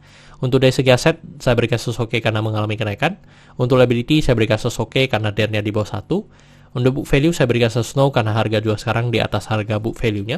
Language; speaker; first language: Indonesian; native; Indonesian